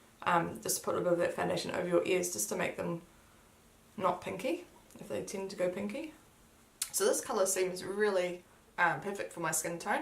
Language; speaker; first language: English; native; English